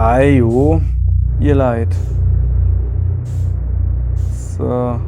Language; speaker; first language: German; native; German